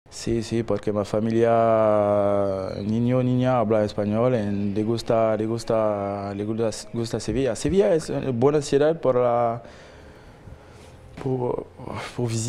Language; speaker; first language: Spanish; non-native, learner; French